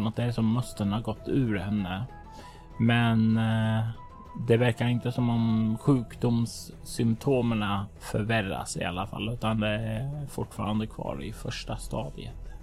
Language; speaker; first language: Swedish; native; Swedish